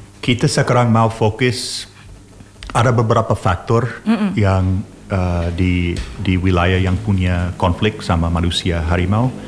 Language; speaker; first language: Indonesian; non-native, learner; English